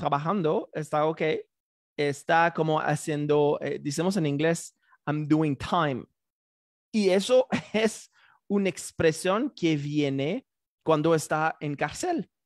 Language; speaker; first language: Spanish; non-native, fluent; French